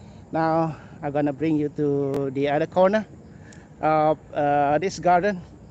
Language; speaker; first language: English; non-native, local second language; Malay